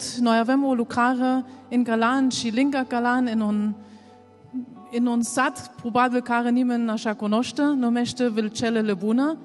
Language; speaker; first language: Romanian; non-native, learner; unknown